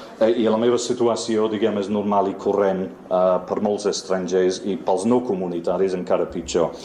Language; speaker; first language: Catalan; non-native, fluent; English